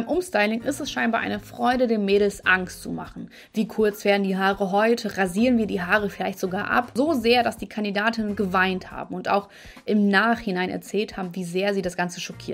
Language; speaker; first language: German; native; German